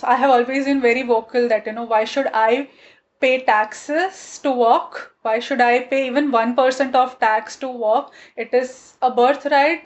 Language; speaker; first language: English; non-native, local second language; Gujarati